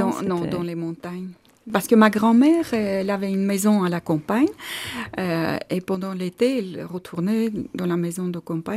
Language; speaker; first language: French; non-native, fluent; Armenian